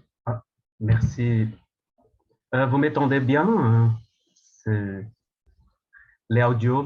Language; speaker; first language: French; non-native, fluent; Portuguese